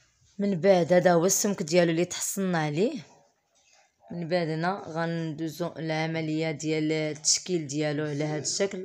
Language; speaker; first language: Arabic; native; Arabic